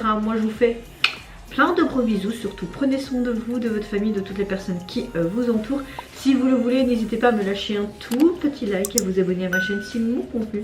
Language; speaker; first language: French; native; French